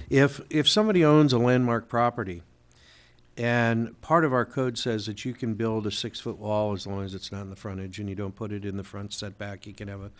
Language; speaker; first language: English; native; English